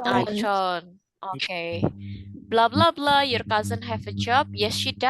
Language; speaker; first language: English; non-native, fluent; Indonesian